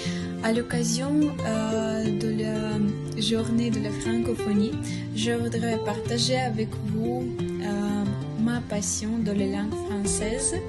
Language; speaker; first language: French; non-native, fluent; Ukrainian